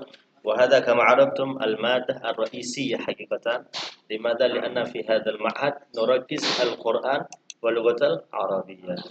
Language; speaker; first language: Arabic; non-native, fluent; Indonesian